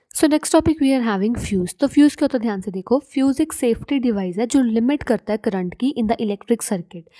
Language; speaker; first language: Hindi; native; Hindi